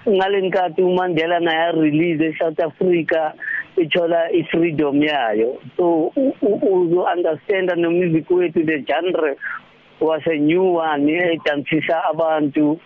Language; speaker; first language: Zulu; native; Zulu